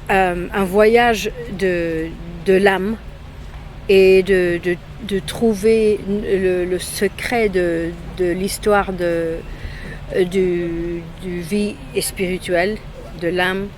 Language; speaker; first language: French; non-native, fluent; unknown